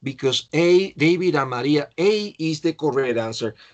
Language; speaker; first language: English; non-native, fluent; Spanish